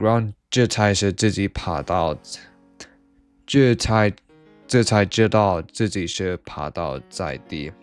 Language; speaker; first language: Chinese; non-native, learner; English